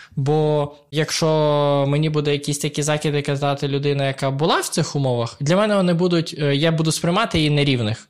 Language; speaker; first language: Ukrainian; native; Ukrainian